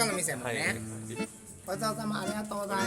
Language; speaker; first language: Japanese; native; Japanese